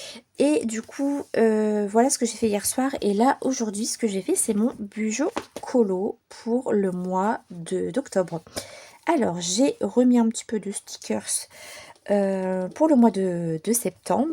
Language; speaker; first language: French; native; French